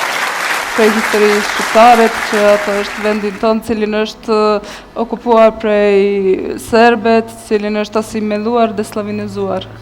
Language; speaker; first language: Albanian; non-native, learner; Bosnian